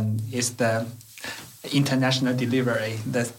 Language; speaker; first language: English; non-native, learner; Chinese